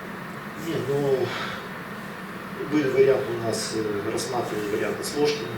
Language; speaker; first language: Russian; native; Russian